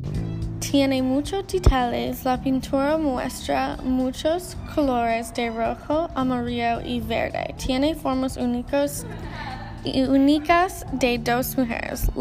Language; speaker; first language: Spanish; non-native, learner; English